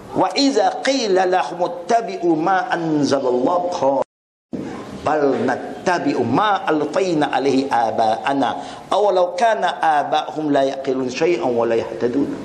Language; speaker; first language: Malay; non-native, local second language; Chinese